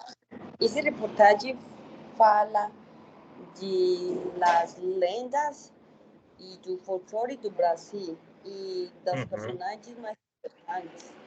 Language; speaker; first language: Portuguese; non-native, learner; Spanish